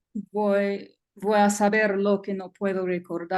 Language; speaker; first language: Spanish; non-native, learner; English